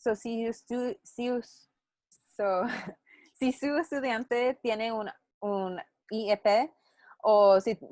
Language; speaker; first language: Spanish; non-native, learner; English